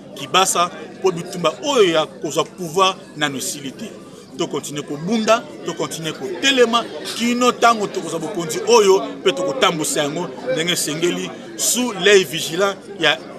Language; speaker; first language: Lingala; native; Lingala